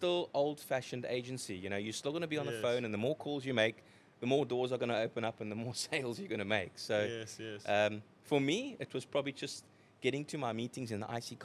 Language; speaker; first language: English; native; English